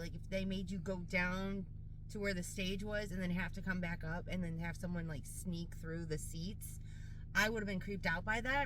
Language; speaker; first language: English; native; English